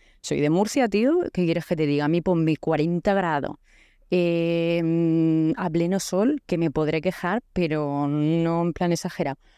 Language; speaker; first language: Spanish; native; Spanish